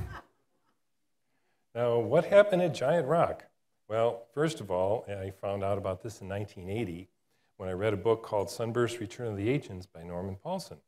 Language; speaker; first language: English; native; English